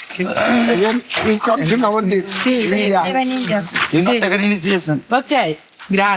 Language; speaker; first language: Italian; non-native, learner; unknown